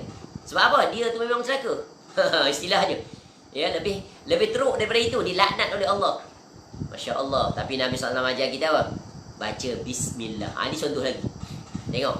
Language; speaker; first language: Malay; native; Malay